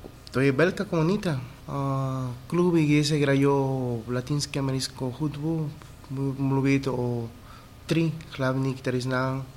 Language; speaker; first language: Czech; non-native, fluent; Spanish